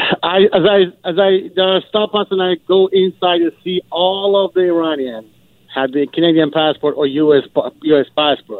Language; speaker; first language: English; non-native, learner; Persian